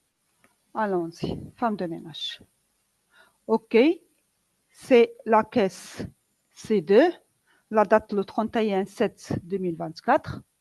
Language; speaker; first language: French; non-native, local second language; Arabic